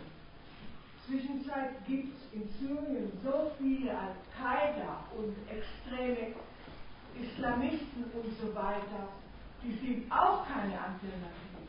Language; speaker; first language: German; non-native, fluent; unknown